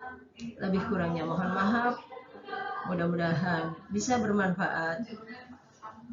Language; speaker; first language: Indonesian; native; Indonesian